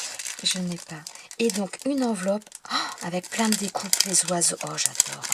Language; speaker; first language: French; native; French